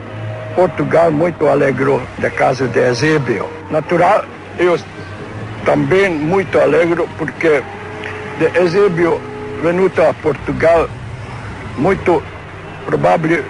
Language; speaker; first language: Portuguese; non-native, learner; Hungarian